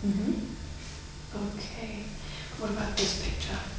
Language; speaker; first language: English; non-native, fluent; German